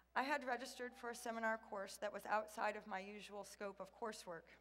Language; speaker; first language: English; native; English